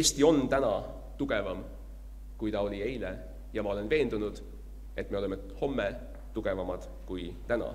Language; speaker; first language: Estonian; native; Estonian